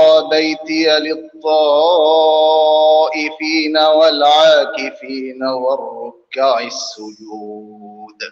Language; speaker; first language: Arabic; native; Arabic